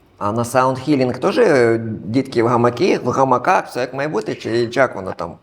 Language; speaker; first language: Ukrainian; non-native, local second language; Russian